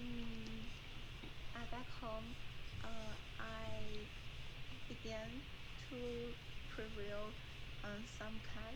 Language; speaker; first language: English; non-native, learner; Chinese